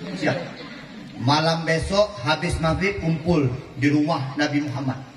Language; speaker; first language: Malay; non-native, local second language; Achinese